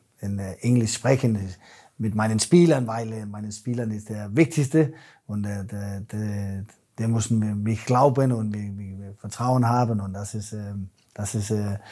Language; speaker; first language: German; non-native, learner; Danish